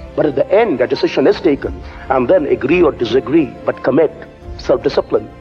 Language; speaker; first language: English; non-native, local second language; Bangla